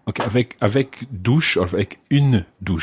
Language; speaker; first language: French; non-native, fluent; English